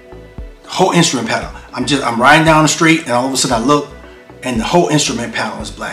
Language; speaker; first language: English; native; English